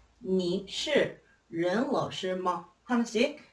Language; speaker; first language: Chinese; non-native, fluent; Korean